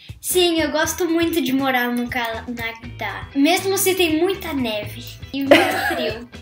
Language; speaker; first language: Portuguese; early bilingual, heritage; Portuguese